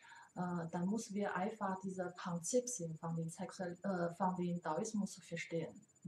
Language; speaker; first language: German; non-native, learner; Chinese